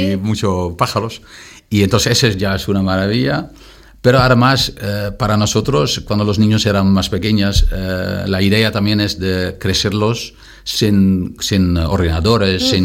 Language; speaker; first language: Spanish; non-native, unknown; Dutch